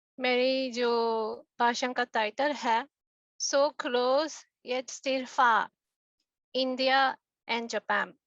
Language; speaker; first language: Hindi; non-native, fluent; Japanese